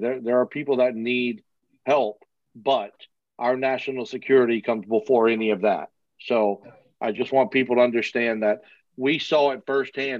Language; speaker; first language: English; native; English